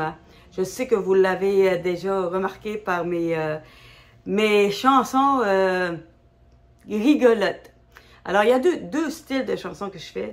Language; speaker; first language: French; native; French